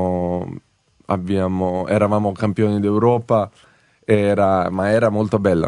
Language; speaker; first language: Italian; non-native, fluent; Serbian